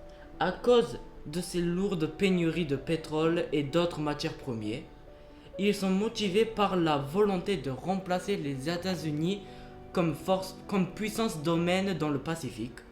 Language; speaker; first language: French; early bilingual, other home language; Japanese